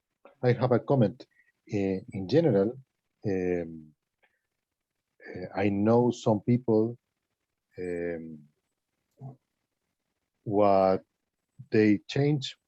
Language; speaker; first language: English; non-native, learner; Spanish